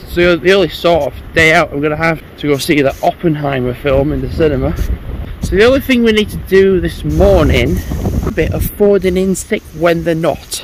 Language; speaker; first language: English; native; English